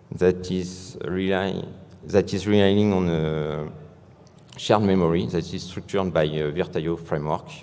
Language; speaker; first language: English; non-native, fluent; French